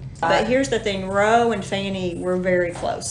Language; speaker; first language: English; native; English